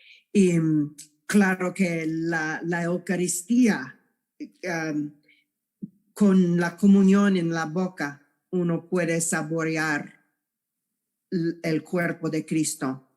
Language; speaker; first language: Spanish; non-native, fluent; English